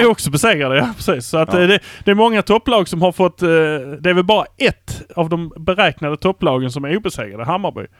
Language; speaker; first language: Swedish; native; Swedish